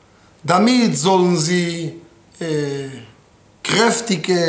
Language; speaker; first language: German; non-native, fluent; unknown